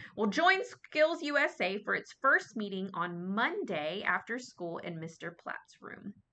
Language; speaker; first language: English; native; English